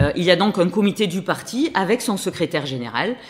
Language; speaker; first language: French; native; French